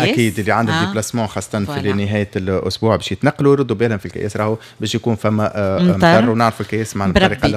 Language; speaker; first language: Arabic; native; Arabic